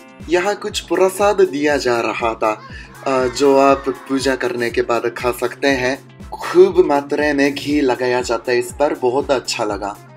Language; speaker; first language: Hindi; non-native, fluent; Japanese